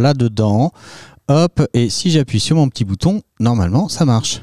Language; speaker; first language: French; native; French